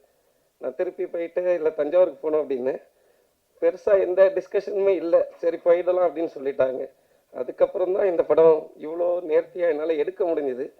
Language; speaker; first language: Tamil; native; Tamil